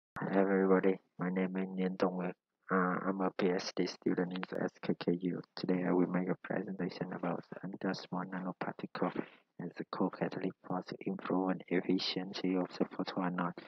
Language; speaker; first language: English; non-native, learner; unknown